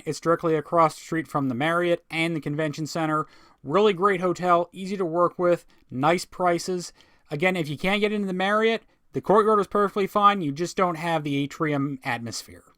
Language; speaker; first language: English; native; English